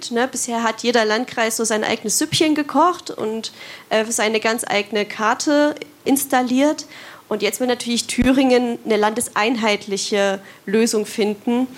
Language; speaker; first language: German; native; German